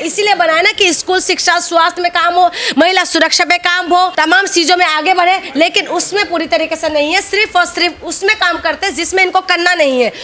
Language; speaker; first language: Hindi; non-native, local second language; Assamese